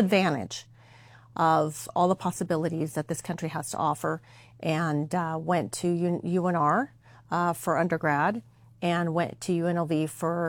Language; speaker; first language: English; early bilingual, other home language; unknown